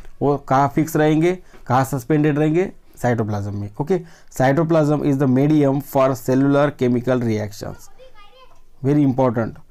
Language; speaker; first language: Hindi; non-native, local second language; Marathi